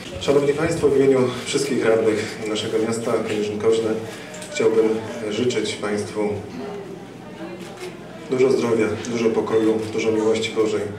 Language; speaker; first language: Polish; native; Polish